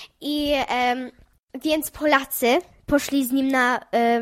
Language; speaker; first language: Polish; early bilingual, heritage; English